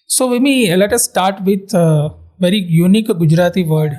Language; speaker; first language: English; non-native, local second language; Gujarati